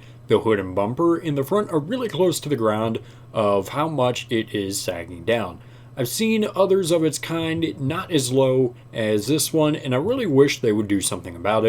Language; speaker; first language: English; native; English